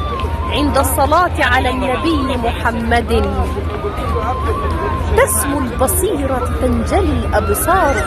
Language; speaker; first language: Arabic; native; Arabic